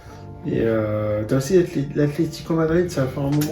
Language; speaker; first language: French; native; French